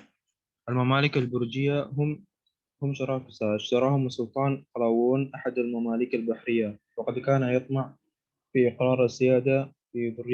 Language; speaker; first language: Arabic; non-native, learner; Indonesian